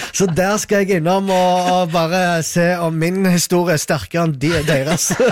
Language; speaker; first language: Norwegian; early bilingual, other home language; Arabic